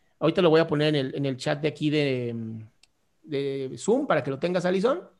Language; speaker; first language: Spanish; native; Spanish